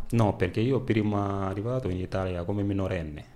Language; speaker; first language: Italian; non-native, learner; Wolof